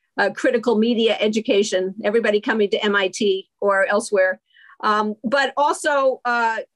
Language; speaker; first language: English; native; English